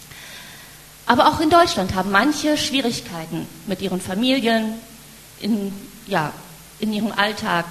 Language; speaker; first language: German; native; German